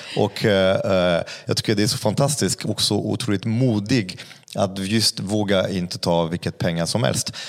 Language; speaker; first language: Swedish; non-native, fluent; French